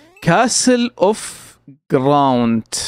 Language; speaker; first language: Arabic; native; Arabic